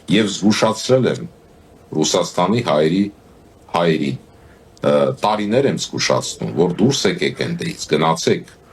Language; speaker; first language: Armenian; native; Armenian